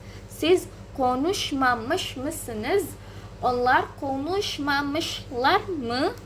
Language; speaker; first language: Turkish; non-native, learner; Indonesian